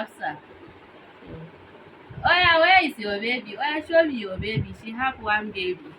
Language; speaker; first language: English; non-native, local second language; Hausa